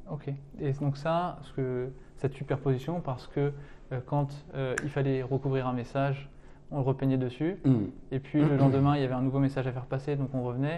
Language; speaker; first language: French; native; French